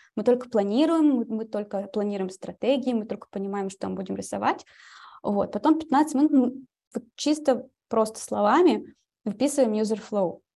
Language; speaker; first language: Russian; early bilingual, heritage; Russian